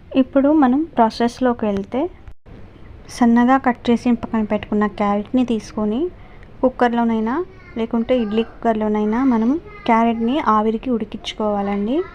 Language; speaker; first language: Telugu; non-native, local second language; Urdu